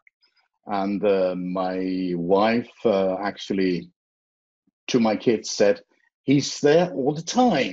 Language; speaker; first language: English; non-native, fluent; Faroese